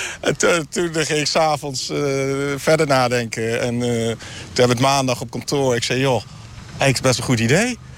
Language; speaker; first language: Dutch; native; Dutch